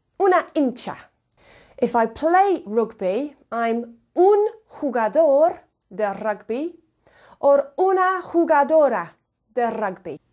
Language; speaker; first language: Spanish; non-native, fluent; English